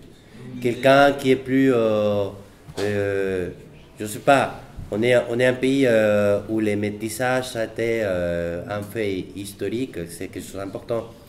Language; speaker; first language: French; non-native, fluent; Spanish